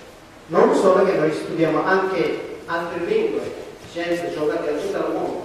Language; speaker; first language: Italian; non-native, learner; Tibetan